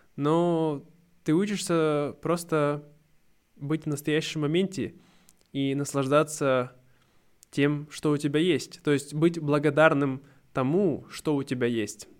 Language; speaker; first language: Russian; native; Russian